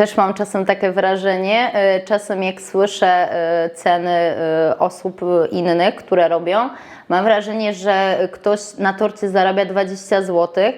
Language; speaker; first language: Polish; native; Polish